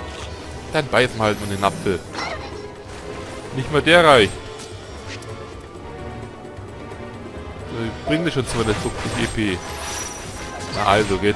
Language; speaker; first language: German; native; German